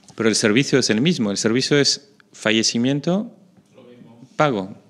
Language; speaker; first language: Spanish; non-native, fluent; French